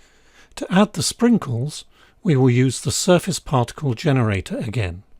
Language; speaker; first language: English; native; English